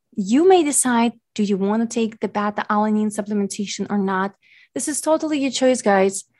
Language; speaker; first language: English; non-native, fluent; Ukrainian